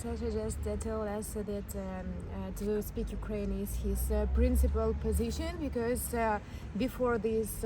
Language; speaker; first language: English; non-native, learner; Ukrainian